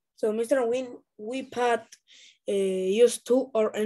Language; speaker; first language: English; non-native, learner; Spanish